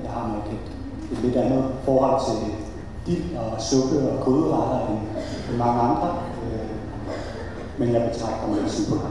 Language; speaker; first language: Danish; early bilingual, other home language; Polish